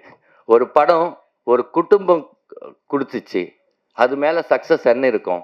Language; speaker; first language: Tamil; non-native, learner; Telugu